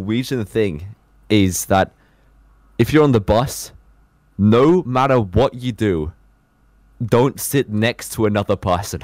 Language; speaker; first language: English; non-native, fluent; Norwegian